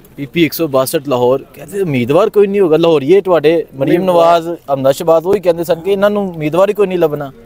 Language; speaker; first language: Urdu; non-native, local second language; Punjabi